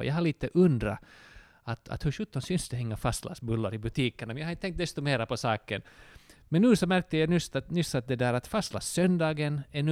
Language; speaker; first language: Swedish; native; Swedish